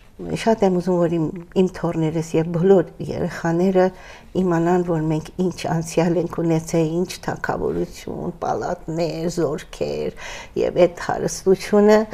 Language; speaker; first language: Armenian; early bilingual, heritage; Armenian